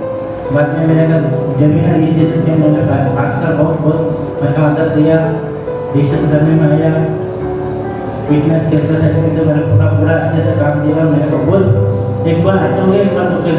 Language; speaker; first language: Hindi; non-native, local second language; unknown